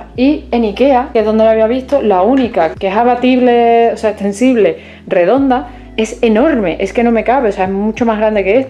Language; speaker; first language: Spanish; native; Spanish